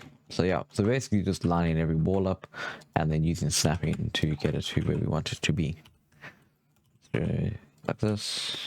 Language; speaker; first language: English; native; English